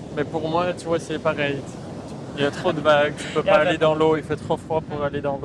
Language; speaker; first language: French; native; French